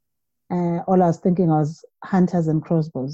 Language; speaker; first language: English; non-native, local second language; Zulu